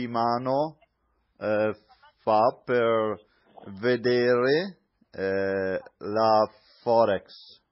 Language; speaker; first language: Italian; non-native, learner; English